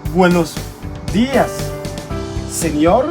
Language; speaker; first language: Spanish; non-native, fluent; Haitian Creole